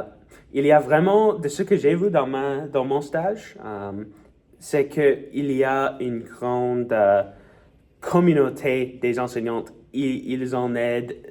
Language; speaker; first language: French; non-native, learner; English